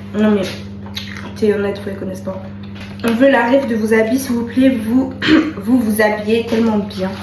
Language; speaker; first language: French; native; French